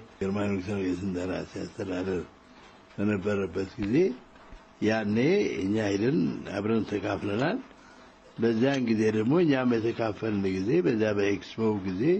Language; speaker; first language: Amharic; non-native, local second language; Tigrinya